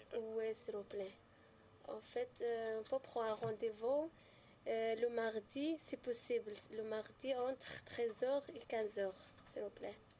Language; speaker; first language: French; non-native, learner; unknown